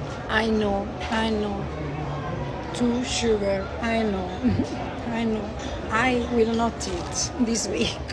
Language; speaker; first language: English; non-native, learner; Italian